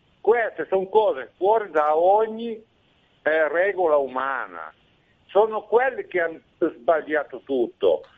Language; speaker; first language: Italian; native; Italian